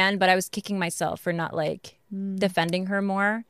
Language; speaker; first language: English; non-native, local second language; Filipino